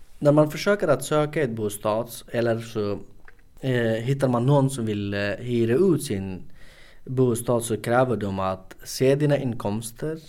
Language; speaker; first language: Swedish; non-native, fluent; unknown